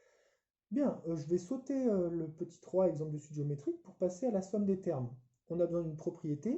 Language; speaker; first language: French; native; French